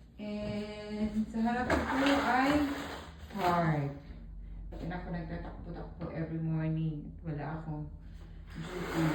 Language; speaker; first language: Filipino; non-native, local second language; Waray